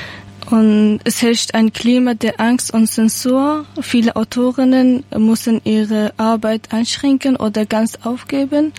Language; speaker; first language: German; non-native, learner; Persian